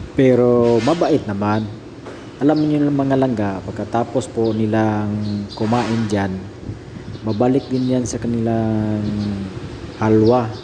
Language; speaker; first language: Filipino; non-native, local second language; Cebuano